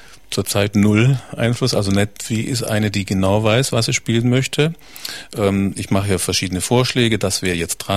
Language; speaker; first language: German; native; German